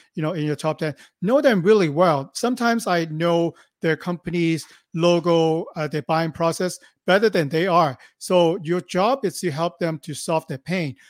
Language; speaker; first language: English; non-native, local second language; Cantonese